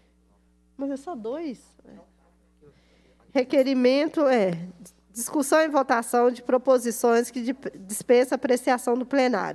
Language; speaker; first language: Portuguese; native; Portuguese